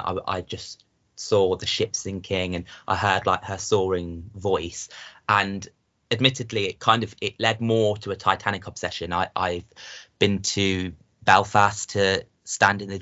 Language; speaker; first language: English; native; English